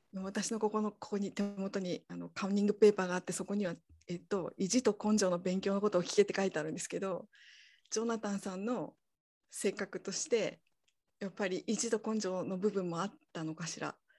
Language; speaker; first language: Japanese; native; Japanese